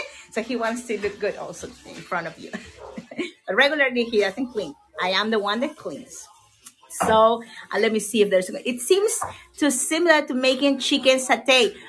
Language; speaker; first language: English; non-native, fluent; Spanish